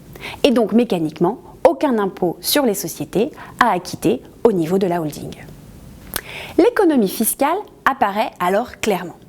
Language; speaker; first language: French; native; French